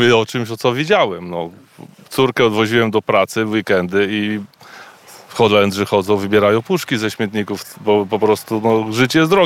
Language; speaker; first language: Polish; native; Polish